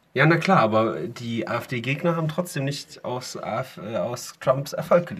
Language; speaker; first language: German; native; German